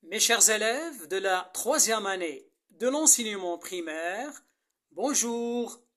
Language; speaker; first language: French; non-native, local second language; Arabic